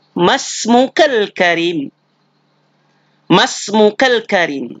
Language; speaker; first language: Arabic; non-native, fluent; Indonesian